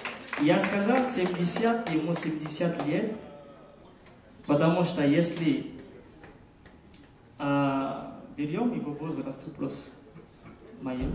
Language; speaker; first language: Russian; non-native, fluent; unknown